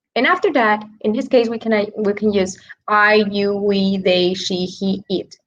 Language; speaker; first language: English; non-native, fluent; Spanish